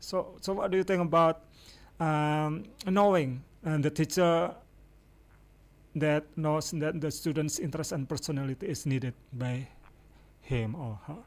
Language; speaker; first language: English; non-native, fluent; Indonesian